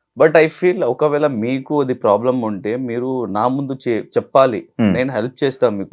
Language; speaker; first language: Telugu; non-native, local second language; Hindi